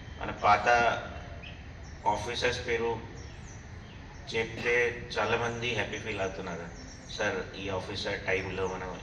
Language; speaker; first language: Telugu; non-native, local second language; Hindi